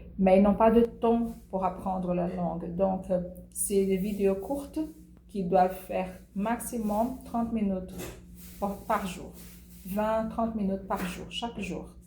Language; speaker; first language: French; non-native, fluent; Portuguese